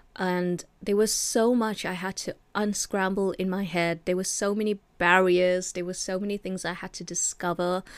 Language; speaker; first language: English; native; English